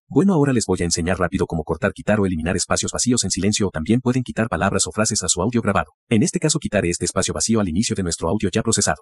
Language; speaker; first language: Spanish; native; Spanish